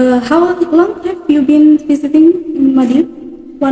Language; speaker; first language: English; non-native, learner; Indonesian